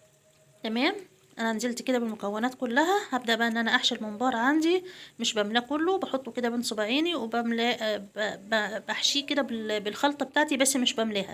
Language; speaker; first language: Arabic; native; Arabic